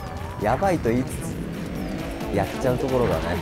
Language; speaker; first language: Japanese; native; Japanese